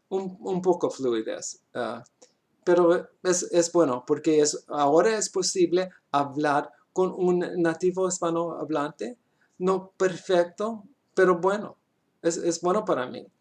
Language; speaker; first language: Spanish; non-native, learner; English